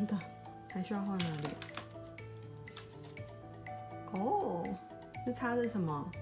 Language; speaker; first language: Chinese; native; Chinese